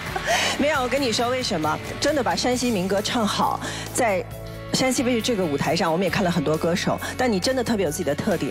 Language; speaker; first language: Chinese; native; Chinese